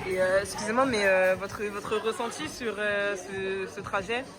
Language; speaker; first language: French; native; French